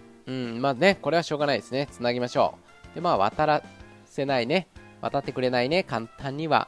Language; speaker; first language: Japanese; native; Japanese